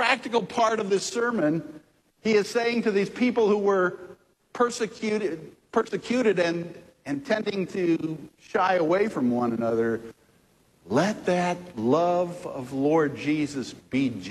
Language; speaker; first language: English; native; English